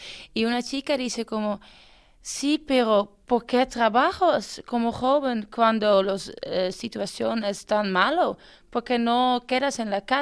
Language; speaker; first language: Spanish; non-native, fluent; Dutch